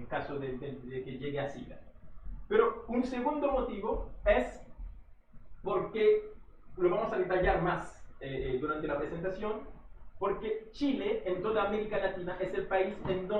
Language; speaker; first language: Spanish; non-native, fluent; Haitian Creole